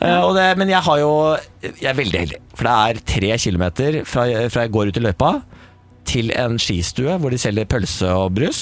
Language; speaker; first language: Norwegian; native; Norwegian